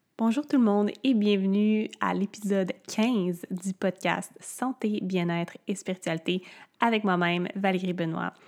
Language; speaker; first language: French; native; French